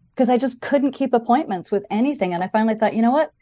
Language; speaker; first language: English; native; English